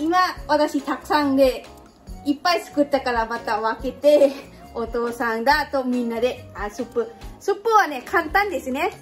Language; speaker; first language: Japanese; non-native, learner; Lao